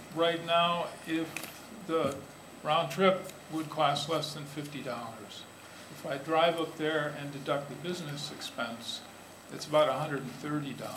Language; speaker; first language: English; native; English